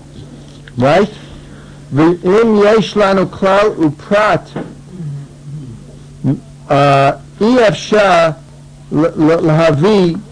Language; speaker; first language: Hebrew; non-native, fluent; English